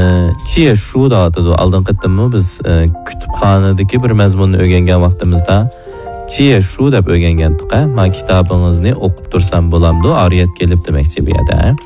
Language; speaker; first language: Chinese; non-native, local second language; Uyghur